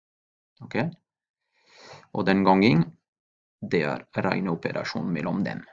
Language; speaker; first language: Norwegian; non-native, fluent; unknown